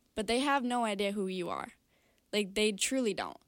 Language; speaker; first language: English; native; English